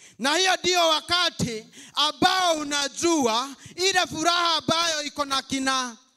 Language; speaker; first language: Swahili; non-native, local second language; Kikuyu